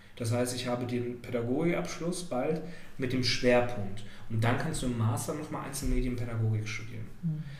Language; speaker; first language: German; native; German